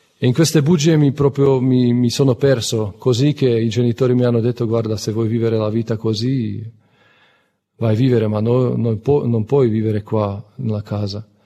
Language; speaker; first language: Italian; non-native, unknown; Slovak